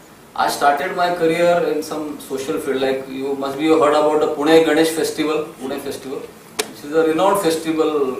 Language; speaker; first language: English; non-native, local second language; Marathi